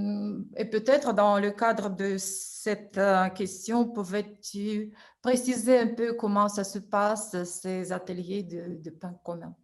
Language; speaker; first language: French; non-native, fluent; Russian